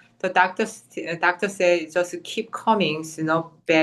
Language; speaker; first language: English; non-native, fluent; Korean